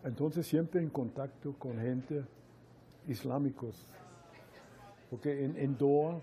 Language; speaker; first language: Spanish; non-native, fluent; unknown